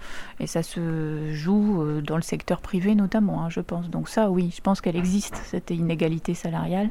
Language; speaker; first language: French; native; French